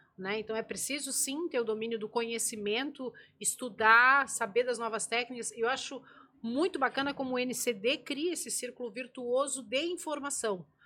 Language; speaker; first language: Portuguese; native; Portuguese